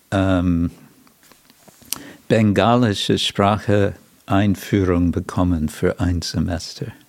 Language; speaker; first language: German; non-native, fluent; English